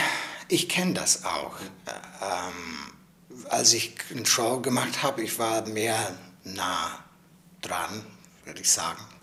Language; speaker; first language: German; non-native, learner; English